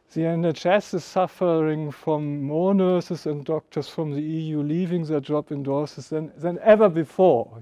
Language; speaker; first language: English; non-native, fluent; German